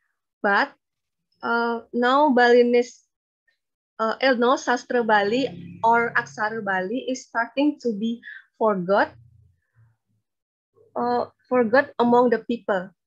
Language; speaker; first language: English; non-native, learner; Indonesian